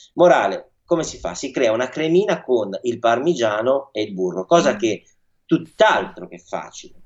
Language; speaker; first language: Italian; native; Italian